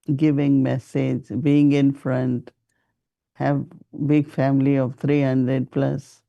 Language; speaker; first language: English; non-native, local second language; Hindi